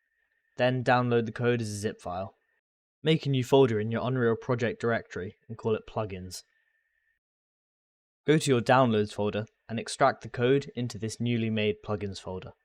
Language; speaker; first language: English; native; English